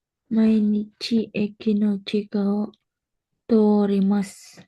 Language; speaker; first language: Japanese; non-native, learner; Filipino